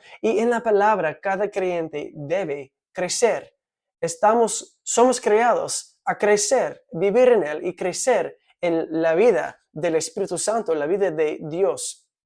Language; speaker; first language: Spanish; non-native, fluent; English